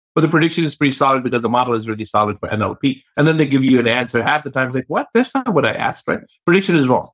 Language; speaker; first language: English; native; English